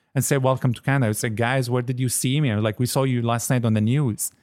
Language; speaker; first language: English; non-native, fluent; Arabic